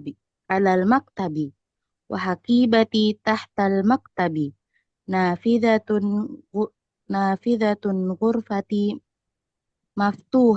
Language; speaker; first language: Arabic; non-native, learner; Indonesian